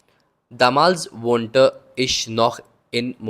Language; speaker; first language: German; non-native, learner; Hindi